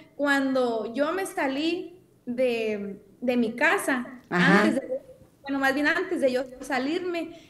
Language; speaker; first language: Spanish; native; Spanish